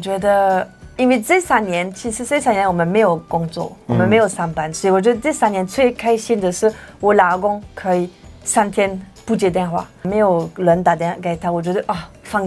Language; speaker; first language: Chinese; non-native, fluent; French